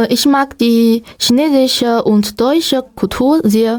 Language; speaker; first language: German; non-native, learner; Chinese